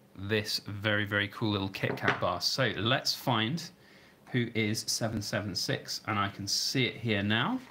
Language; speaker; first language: English; native; English